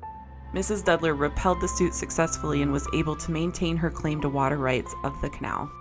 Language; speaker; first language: English; native; English